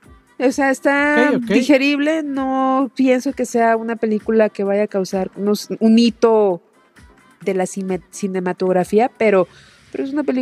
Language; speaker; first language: Spanish; native; Spanish